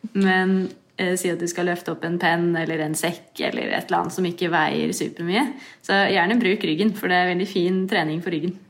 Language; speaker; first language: Norwegian; native; Norwegian